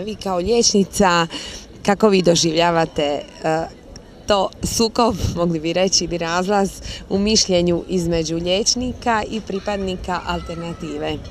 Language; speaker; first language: Croatian; native; Croatian